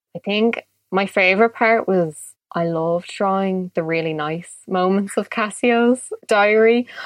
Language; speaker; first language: English; native; English